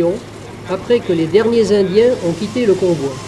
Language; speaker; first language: French; native; French